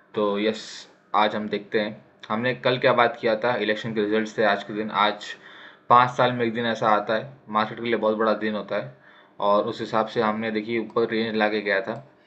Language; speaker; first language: Hindi; native; Hindi